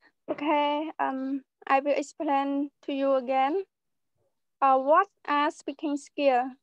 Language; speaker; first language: English; non-native, learner; Khmer